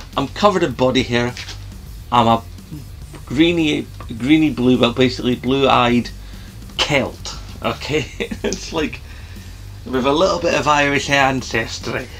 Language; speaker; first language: English; native; English